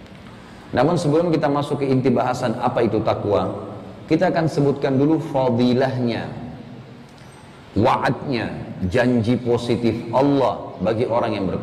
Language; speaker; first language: Indonesian; native; Indonesian